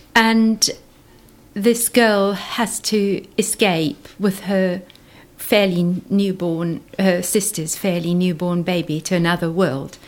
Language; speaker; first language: English; native; English